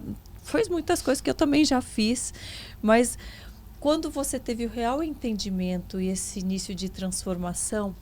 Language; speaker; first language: Portuguese; native; Portuguese